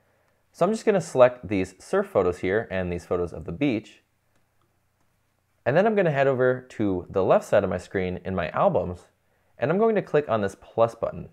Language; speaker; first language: English; native; English